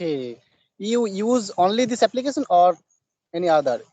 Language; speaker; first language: English; non-native, learner; Bangla